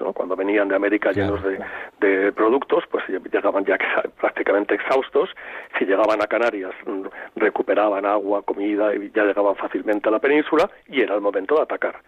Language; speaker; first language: Spanish; native; Spanish